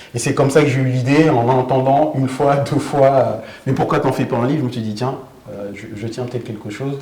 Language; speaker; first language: French; early bilingual, other home language; Fula